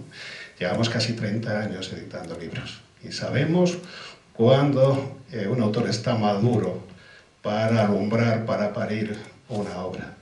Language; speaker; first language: Spanish; native; Spanish